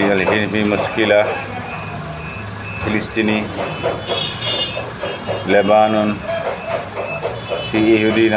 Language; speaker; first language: Arabic; non-native, learner; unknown